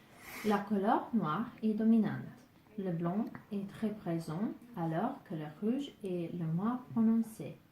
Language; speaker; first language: French; non-native, learner; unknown